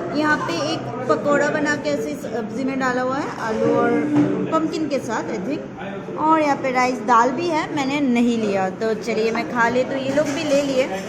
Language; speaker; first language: Hindi; non-native, local second language; Bangla